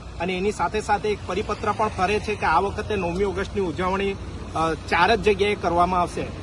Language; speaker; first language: Gujarati; non-native, local second language; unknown